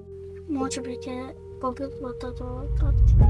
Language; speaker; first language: Macedonian; early bilingual, heritage; Macedonian